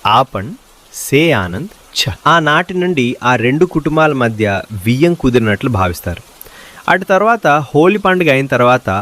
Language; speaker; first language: Telugu; non-native, local second language; Lambadi